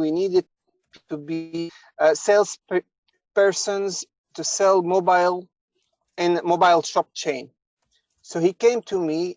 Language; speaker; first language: English; non-native, fluent; Arabic